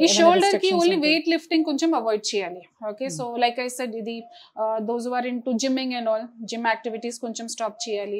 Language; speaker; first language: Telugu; non-native, fluent; Hindi